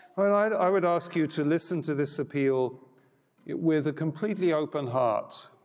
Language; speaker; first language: English; native; English